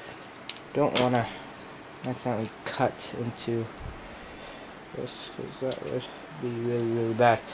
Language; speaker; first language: English; native; English